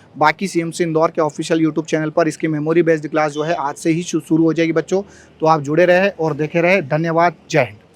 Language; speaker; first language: Hindi; native; Hindi